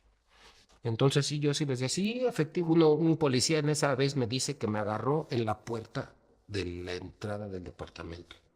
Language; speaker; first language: Spanish; native; Spanish